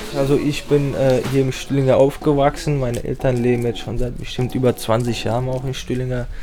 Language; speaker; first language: German; early bilingual, other home language; Persian